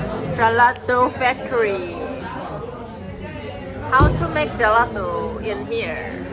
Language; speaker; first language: English; non-native, learner; Korean